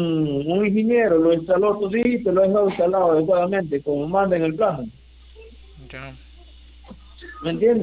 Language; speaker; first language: Spanish; native; Spanish